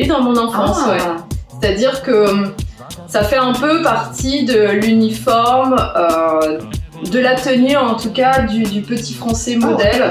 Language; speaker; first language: French; native; French